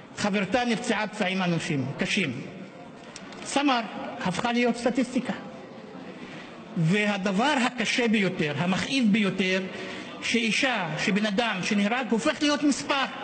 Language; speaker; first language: Hebrew; non-native, local second language; Arabic